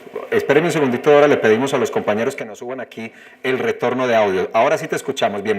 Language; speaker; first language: Spanish; native; Spanish